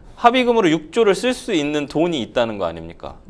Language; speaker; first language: Korean; native; Korean